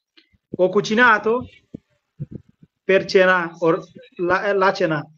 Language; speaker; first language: Italian; non-native, learner; Bangla